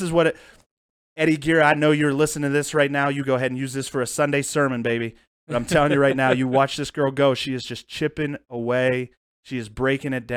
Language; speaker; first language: English; native; English